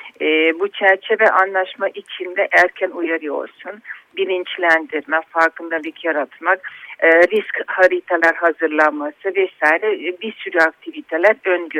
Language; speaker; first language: Turkish; non-native, fluent; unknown